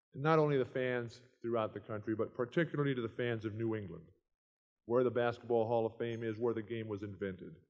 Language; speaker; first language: English; native; English